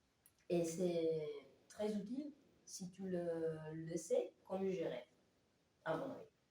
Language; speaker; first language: French; non-native, learner; Spanish